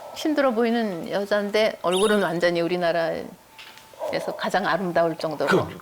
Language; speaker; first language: Korean; native; Korean